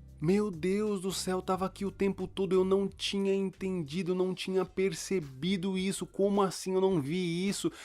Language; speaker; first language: Portuguese; early bilingual, other home language; Spanish